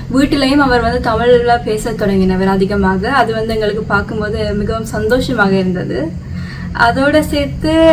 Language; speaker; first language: Tamil; early bilingual, heritage; Tamil